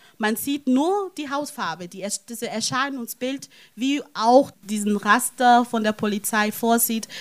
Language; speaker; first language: German; non-native, fluent; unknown